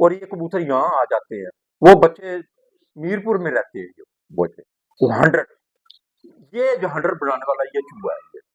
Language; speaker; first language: Hindi; non-native, local second language; Punjabi